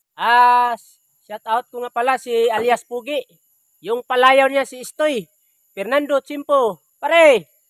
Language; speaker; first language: Filipino; non-native, local second language; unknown